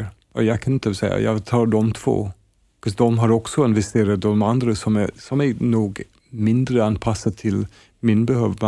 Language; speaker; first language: Swedish; non-native, fluent; English